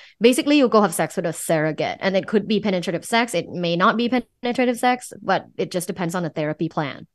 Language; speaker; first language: English; non-native, fluent; Thai